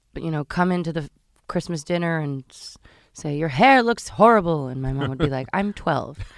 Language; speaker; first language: English; native; English